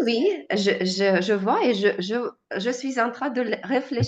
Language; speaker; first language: French; non-native, fluent; Russian